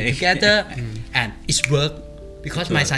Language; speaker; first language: English; non-native, learner; Thai